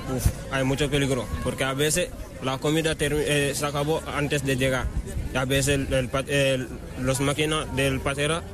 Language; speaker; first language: Spanish; non-native, learner; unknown